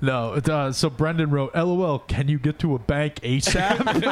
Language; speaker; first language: English; native; English